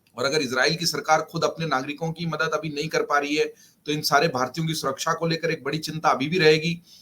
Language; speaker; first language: Hindi; native; Hindi